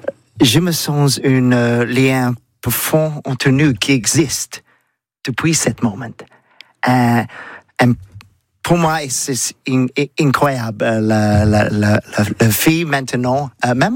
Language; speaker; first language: French; non-native, learner; English